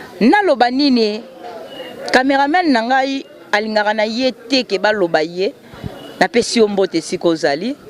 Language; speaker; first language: Lingala; native; Lingala